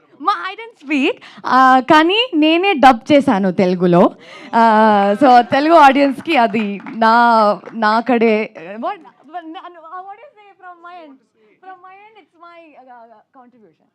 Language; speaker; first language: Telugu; non-native, learner; Kannada